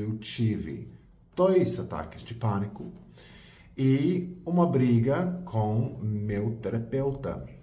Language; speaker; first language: Portuguese; non-native, fluent; English